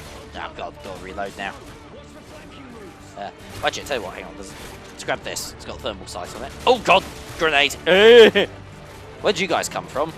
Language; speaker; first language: English; native; English